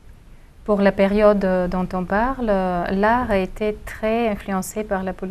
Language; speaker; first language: French; non-native, fluent; Bulgarian